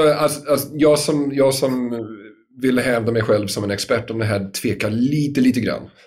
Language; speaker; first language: Swedish; non-native, fluent; English